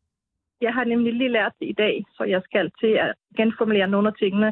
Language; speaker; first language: Danish; native; Danish